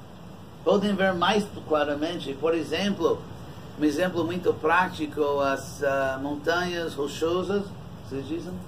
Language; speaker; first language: Portuguese; non-native, fluent; English